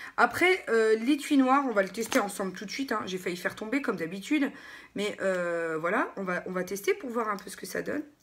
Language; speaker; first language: French; native; French